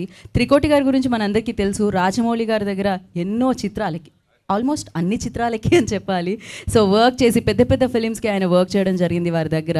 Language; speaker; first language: Telugu; native; Telugu